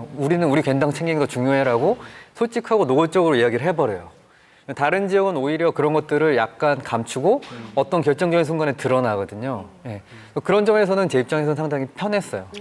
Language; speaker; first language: Korean; native; Korean